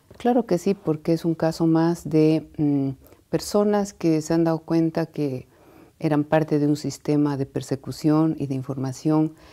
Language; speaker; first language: Spanish; native; Spanish